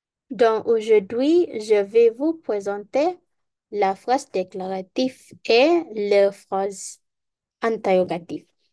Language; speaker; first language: French; non-native, learner; Malay